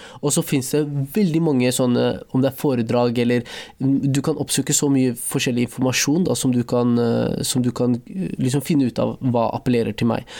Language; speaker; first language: Norwegian; early bilingual, other home language; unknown